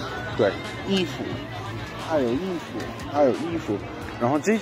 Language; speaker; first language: Chinese; non-native, learner; English